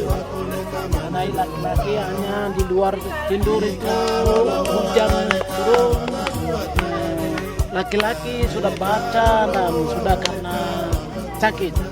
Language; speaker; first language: Indonesian; non-native, local second language; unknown